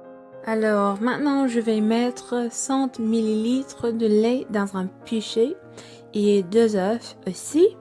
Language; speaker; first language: French; non-native, fluent; English